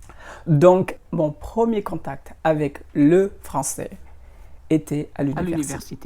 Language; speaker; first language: French; non-native, fluent; Indonesian